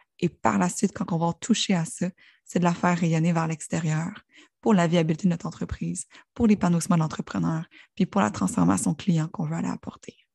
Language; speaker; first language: French; native; French